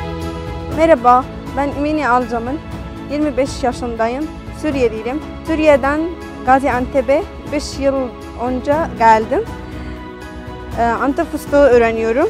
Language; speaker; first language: Turkish; non-native, learner; Arabic